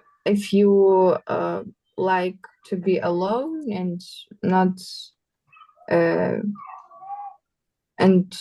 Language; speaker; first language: English; non-native, learner; Russian